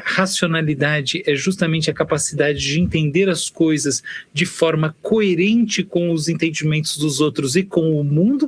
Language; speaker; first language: Portuguese; native; Portuguese